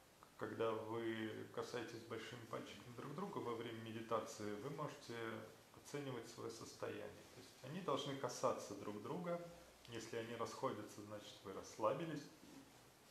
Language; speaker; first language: Russian; native; Russian